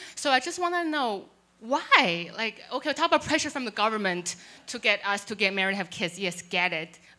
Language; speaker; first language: English; non-native, fluent; Chinese